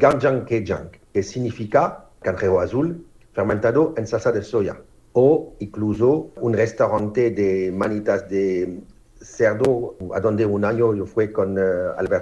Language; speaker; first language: Spanish; non-native, learner; French